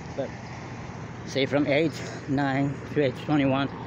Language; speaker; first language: English; native; English